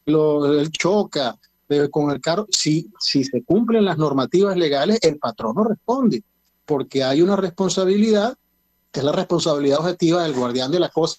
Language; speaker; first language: Spanish; native; Spanish